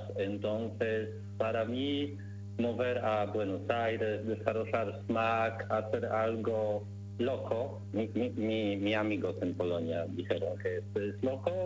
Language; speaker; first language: Spanish; non-native, learner; Polish